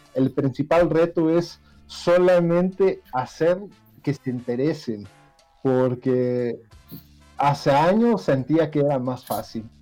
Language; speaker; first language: Spanish; non-native, fluent; Dutch